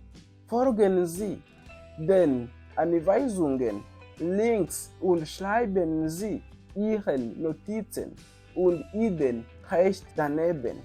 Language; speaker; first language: German; non-native, fluent; Kinyarwanda